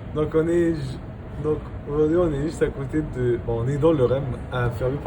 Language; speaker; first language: French; native; French